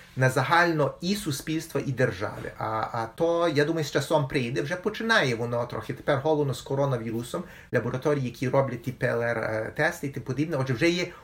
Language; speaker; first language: Ukrainian; early bilingual, heritage; Ukrainian